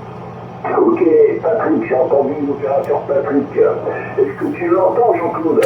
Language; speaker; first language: French; native; French